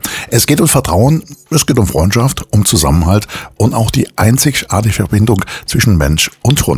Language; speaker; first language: German; native; German